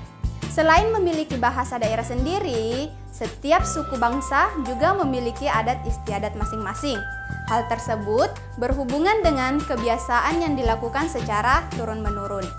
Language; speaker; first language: Indonesian; native; Indonesian